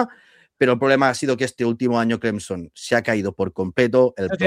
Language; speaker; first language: Spanish; native; Spanish